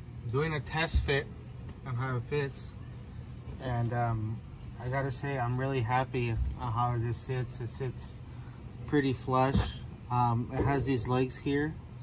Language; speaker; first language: English; early bilingual, other home language; Spanish